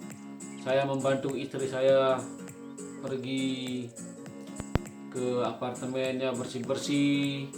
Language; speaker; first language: Indonesian; non-native, local second language; Sasak